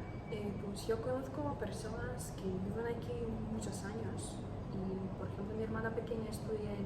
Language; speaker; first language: Spanish; non-native, learner; Ukrainian